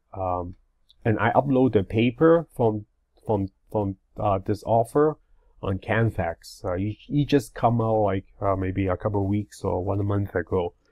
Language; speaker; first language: English; non-native, fluent; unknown